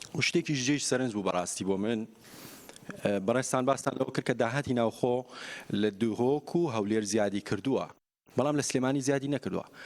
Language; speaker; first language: Central Kurdish; native; Central Kurdish